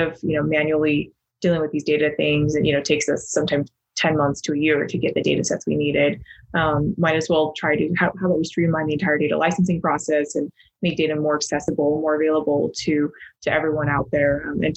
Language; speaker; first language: English; native; English